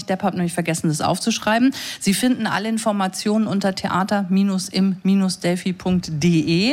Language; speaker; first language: German; native; German